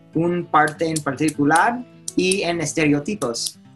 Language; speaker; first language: Spanish; non-native, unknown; English